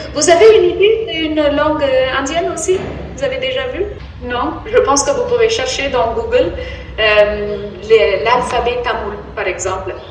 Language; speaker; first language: French; non-native, fluent; Tamil